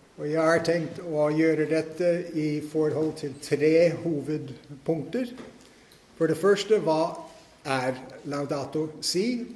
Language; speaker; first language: Norwegian; non-native, fluent; English